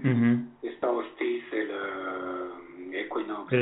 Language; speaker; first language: French; non-native, fluent; English